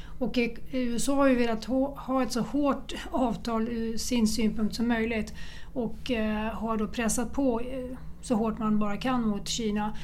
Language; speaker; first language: Swedish; native; Swedish